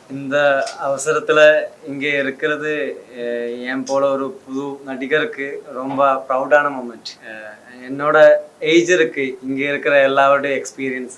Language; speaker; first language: Tamil; non-native, learner; Malayalam